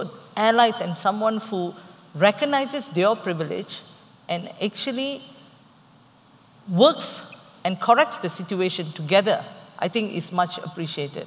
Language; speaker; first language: English; non-native, local second language; Tamil